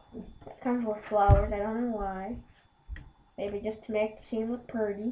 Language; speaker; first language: English; native; English